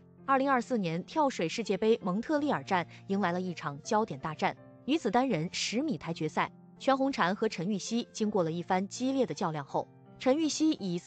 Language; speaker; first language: Chinese; native; Chinese